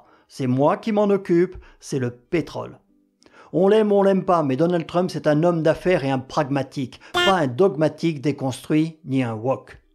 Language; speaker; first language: French; native; French